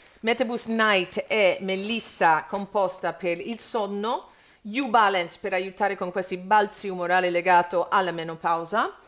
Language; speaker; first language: Italian; non-native, fluent; English